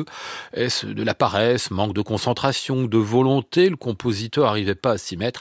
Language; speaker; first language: French; native; French